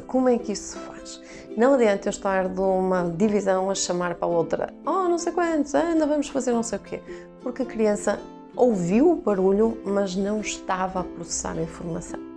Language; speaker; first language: Portuguese; native; Portuguese